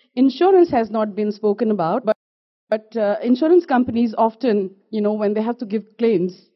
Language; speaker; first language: English; non-native, local second language; Kashmiri